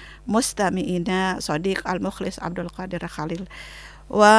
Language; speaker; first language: Arabic; non-native, fluent; Indonesian